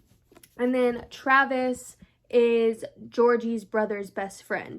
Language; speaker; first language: English; native; English